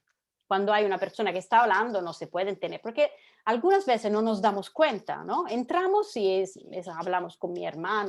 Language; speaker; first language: Spanish; non-native, fluent; Italian